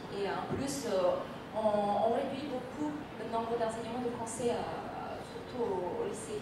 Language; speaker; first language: French; non-native, fluent; Indonesian